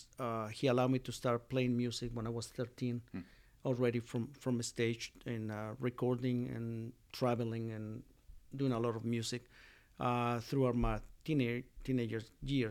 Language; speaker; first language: English; non-native, fluent; Spanish